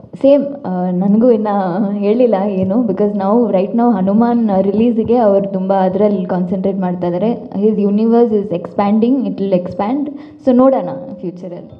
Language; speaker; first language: Kannada; non-native, local second language; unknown